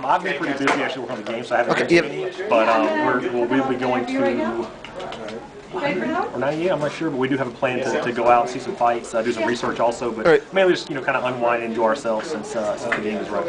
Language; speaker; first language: English; native; English